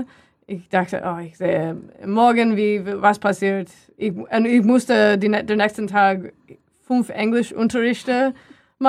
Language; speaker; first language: German; non-native, learner; English